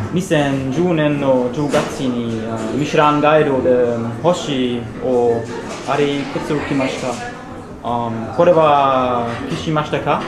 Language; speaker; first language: Japanese; non-native, learner; German